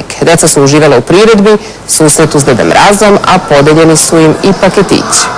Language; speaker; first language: Serbian; native; Serbian